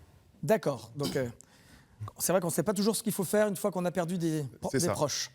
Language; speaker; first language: French; native; French